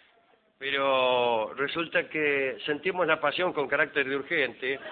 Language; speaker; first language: Spanish; native; Spanish